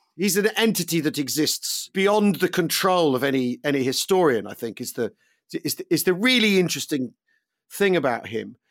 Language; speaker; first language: English; native; English